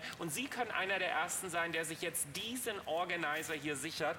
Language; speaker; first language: German; native; German